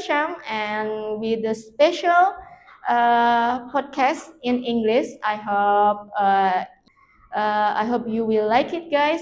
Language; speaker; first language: English; non-native, learner; Indonesian